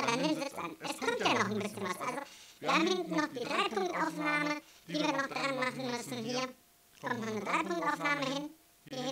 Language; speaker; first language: German; native; German